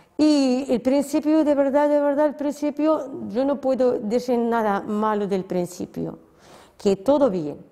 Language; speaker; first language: Spanish; non-native, learner; Arabic